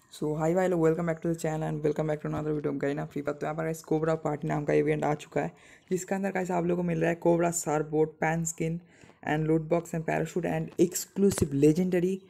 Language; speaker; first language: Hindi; non-native, local second language; Bangla